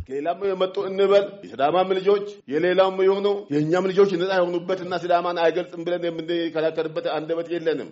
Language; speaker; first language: Amharic; non-native, local second language; Sidamo